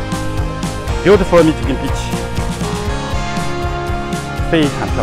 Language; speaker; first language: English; non-native, learner; Chinese